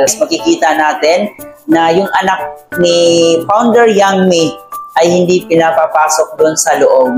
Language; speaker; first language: Filipino; native; Filipino